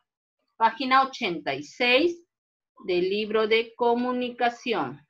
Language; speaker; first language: Spanish; native; Spanish